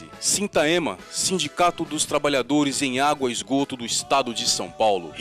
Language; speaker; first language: Portuguese; native; Portuguese